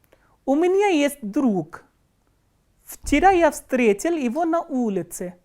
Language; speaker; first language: Russian; non-native, fluent; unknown